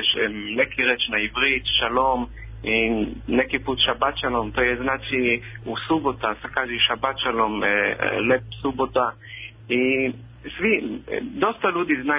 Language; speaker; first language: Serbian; non-native, learner; Hebrew